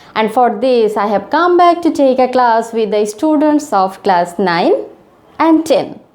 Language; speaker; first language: English; non-native, local second language; Bangla